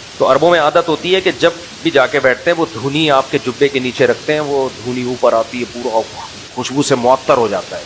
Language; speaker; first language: Urdu; native; Urdu